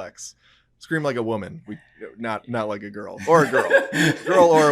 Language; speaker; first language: English; native; English